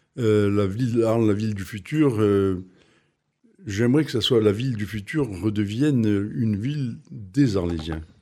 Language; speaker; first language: French; native; French